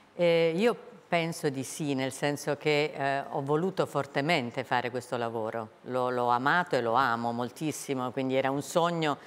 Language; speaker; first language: Italian; native; Italian